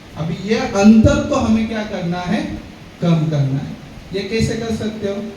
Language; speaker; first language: Hindi; non-native, local second language; Marathi